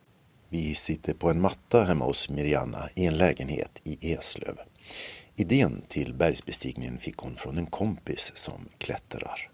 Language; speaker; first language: Swedish; native; Swedish